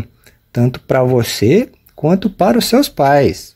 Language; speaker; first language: Portuguese; native; Portuguese